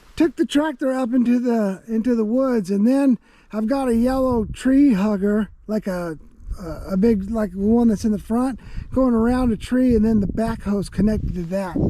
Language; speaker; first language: English; native; English